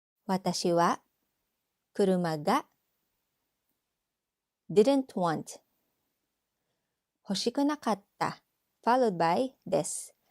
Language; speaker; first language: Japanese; non-native, fluent; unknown